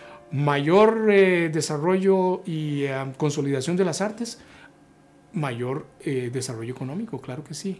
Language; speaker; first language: Spanish; native; Spanish